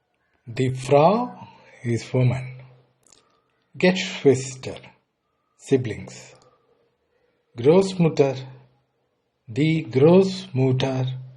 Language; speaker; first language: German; non-native, fluent; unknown